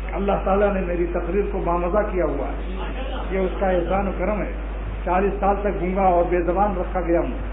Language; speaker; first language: Urdu; native; Urdu